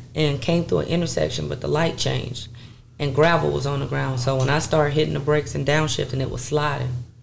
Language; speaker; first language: English; native; English